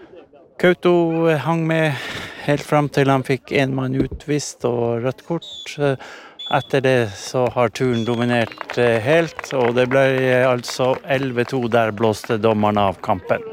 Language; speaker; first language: Norwegian; native; Norwegian